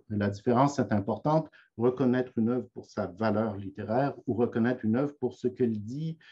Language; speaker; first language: French; native; French